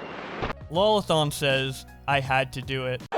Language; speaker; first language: English; native; English